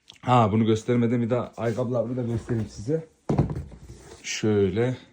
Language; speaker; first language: Turkish; early bilingual, heritage; Turkish